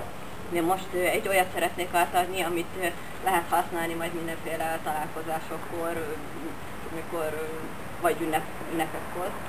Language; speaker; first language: Hungarian; non-native, fluent; Finnish